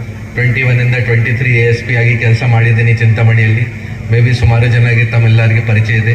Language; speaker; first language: Kannada; non-native, fluent; Hindi